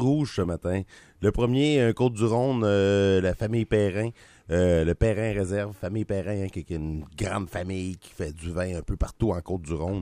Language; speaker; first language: French; native; French